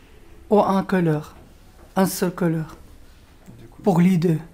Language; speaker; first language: French; non-native, local second language; Arabic